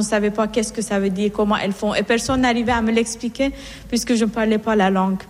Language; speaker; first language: French; non-native, fluent; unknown